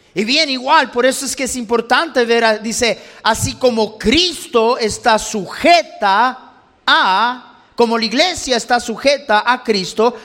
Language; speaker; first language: Spanish; early bilingual, heritage; Spanish